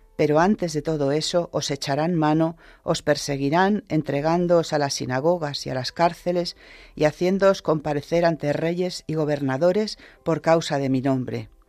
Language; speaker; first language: Spanish; native; Spanish